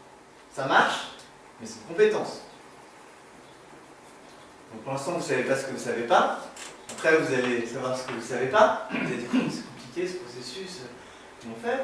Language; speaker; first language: French; native; French